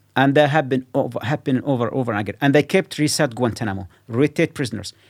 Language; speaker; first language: English; non-native, fluent; Arabic